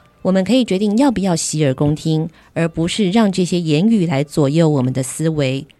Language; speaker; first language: Chinese; native; Chinese